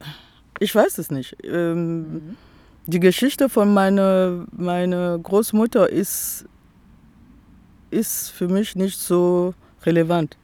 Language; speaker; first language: German; non-native, fluent; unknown